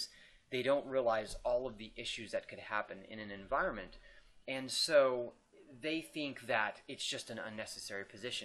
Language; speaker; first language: English; native; English